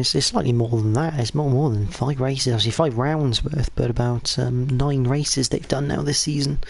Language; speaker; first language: English; native; English